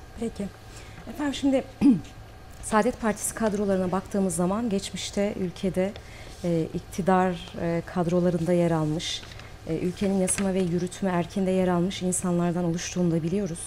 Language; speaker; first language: Turkish; native; Turkish